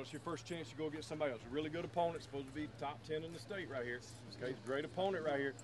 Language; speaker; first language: English; native; English